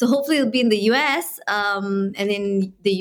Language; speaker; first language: English; non-native, local second language; Malay